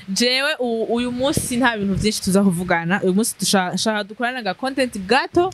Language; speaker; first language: Rundi; native; Rundi